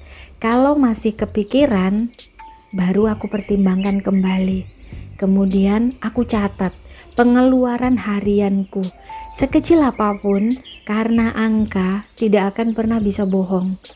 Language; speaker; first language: Indonesian; native; Indonesian